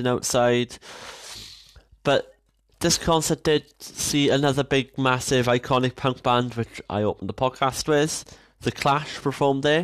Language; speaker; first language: English; native; English